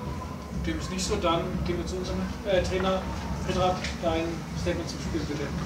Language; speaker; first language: German; native; German